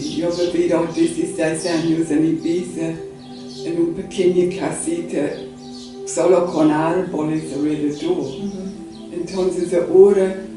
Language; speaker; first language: Spanish; non-native, learner; English